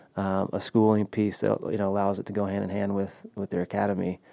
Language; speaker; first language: English; native; English